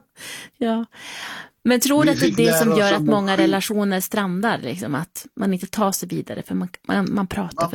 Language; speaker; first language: Swedish; native; Swedish